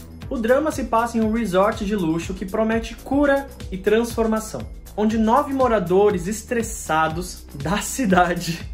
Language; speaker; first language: Portuguese; native; Portuguese